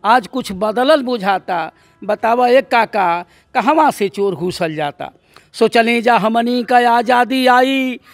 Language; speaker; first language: Hindi; native; Hindi